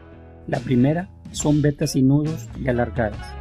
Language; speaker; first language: Spanish; native; Spanish